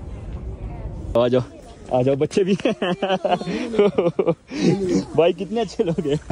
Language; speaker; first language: Chinese; non-native, learner; Hindi